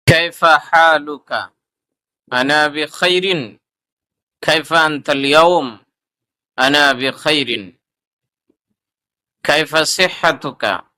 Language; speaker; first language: Arabic; non-native, fluent; Urdu